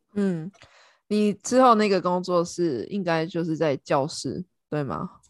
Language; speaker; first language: Chinese; native; Chinese